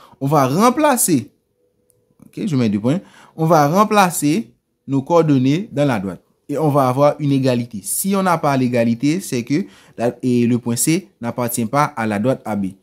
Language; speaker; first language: French; non-native, local second language; Haitian Creole